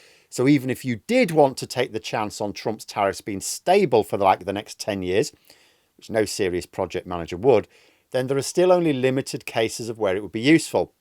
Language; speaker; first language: English; native; English